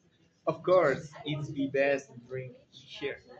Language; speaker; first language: English; non-native, learner; Spanish